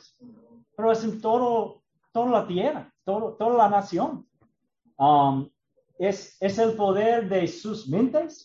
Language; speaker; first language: Spanish; non-native, learner; English